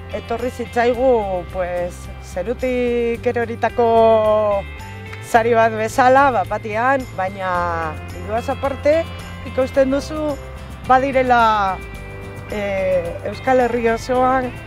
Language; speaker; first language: Basque; non-native, local second language; Spanish